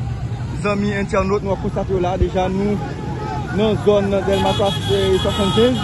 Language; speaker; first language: Haitian Creole; native; Haitian Creole